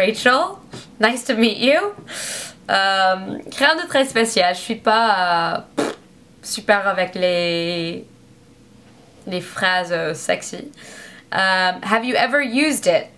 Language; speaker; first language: French; non-native, learner; English